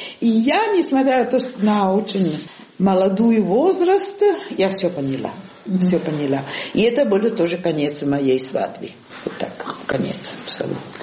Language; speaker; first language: Russian; non-native, fluent; Italian